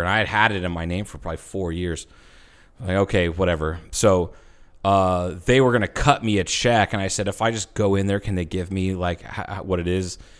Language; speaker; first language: English; native; English